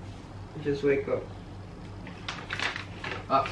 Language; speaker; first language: Korean; non-native, fluent; Thai